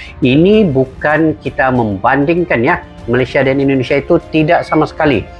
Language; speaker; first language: Malay; native; Malay